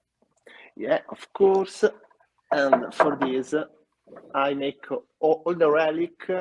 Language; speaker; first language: English; non-native, learner; Italian